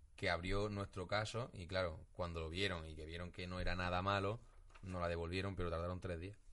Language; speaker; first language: Spanish; native; Spanish